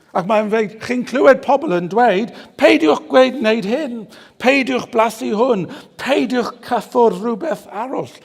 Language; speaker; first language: Welsh; native; Welsh